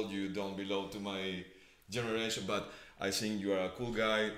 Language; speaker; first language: English; non-native, fluent; Spanish